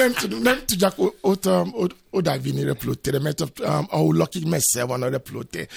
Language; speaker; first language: Hungarian; non-native, fluent; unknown